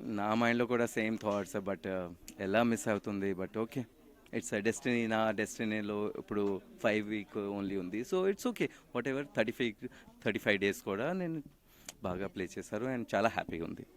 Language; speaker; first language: Telugu; non-native, learner; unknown